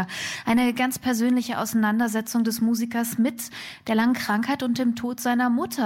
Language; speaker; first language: German; native; German